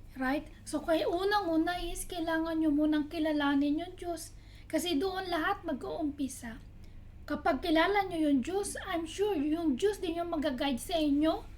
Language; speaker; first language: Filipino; native; Filipino